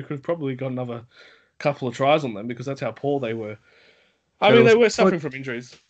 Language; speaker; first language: English; native; English